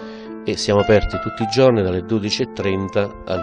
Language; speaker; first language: Italian; native; Italian